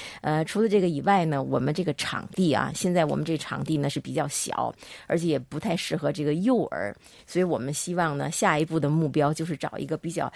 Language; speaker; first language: Chinese; native; Chinese